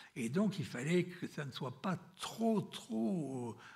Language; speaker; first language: French; native; French